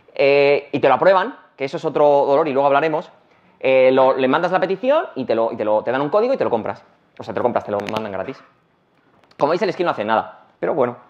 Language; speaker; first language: Spanish; native; Spanish